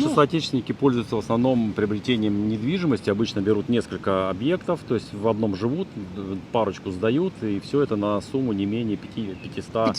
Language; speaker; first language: Russian; native; Russian